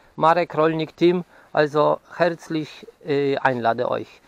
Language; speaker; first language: German; non-native, learner; Polish